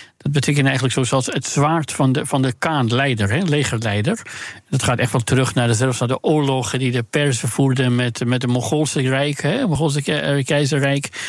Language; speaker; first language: Dutch; non-native, fluent; Persian